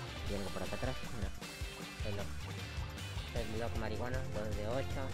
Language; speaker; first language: Spanish; early bilingual, heritage; Spanish